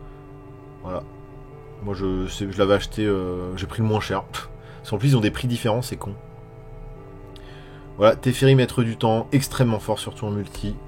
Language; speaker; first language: French; native; French